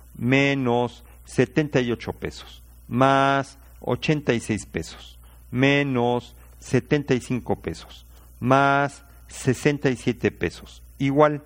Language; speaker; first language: Spanish; native; Spanish